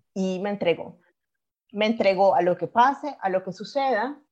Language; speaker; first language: Spanish; native; Spanish